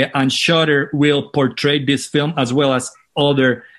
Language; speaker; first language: English; non-native, fluent; Spanish